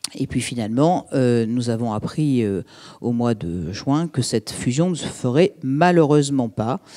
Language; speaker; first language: French; native; French